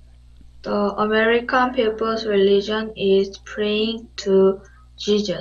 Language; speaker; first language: English; non-native, learner; Korean